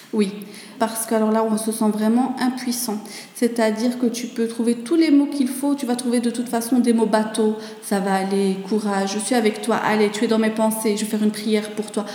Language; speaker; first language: French; native; French